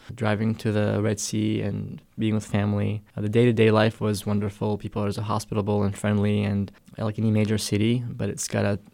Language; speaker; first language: English; early bilingual, other home language; Arabic